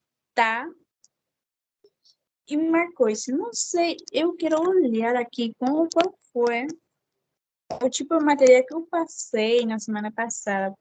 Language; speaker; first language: Portuguese; non-native, fluent; Spanish